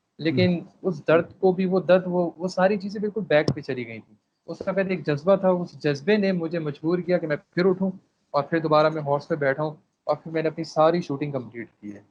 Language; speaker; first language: Urdu; non-native, local second language; Pashto